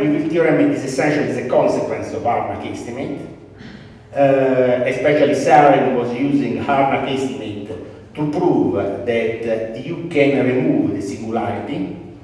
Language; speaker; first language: English; non-native, fluent; Italian